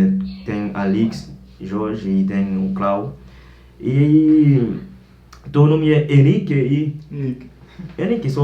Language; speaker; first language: Portuguese; non-native, learner; Haitian Creole